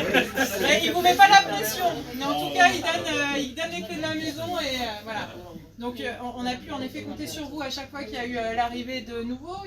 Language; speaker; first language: French; native; French